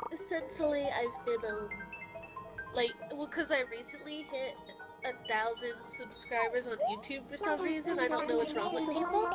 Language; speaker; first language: English; native; English